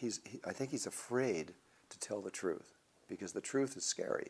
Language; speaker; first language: English; native; English